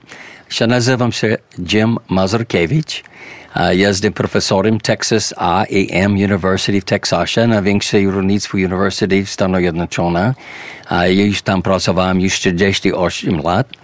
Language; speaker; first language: Polish; early bilingual, heritage; English